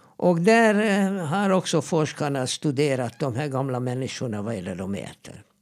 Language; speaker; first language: Swedish; non-native, fluent; Hungarian